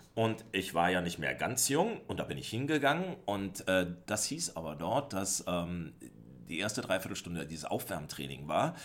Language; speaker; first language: German; native; German